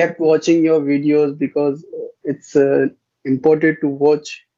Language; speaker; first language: English; non-native, learner; Hindi